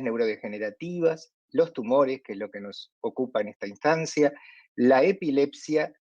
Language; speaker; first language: Spanish; native; Spanish